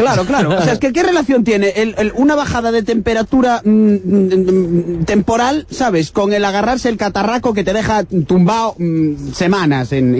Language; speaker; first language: Spanish; native; Spanish